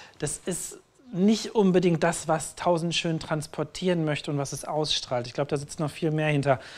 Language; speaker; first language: German; native; German